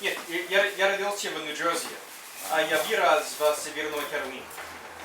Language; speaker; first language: Russian; non-native, fluent; English